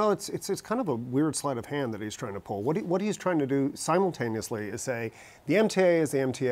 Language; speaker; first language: English; native; English